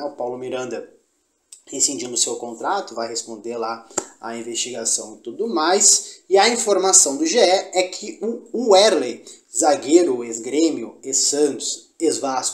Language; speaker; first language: Portuguese; native; Portuguese